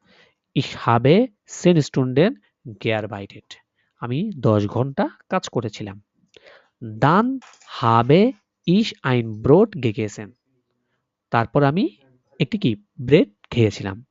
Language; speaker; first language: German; non-native, fluent; Bangla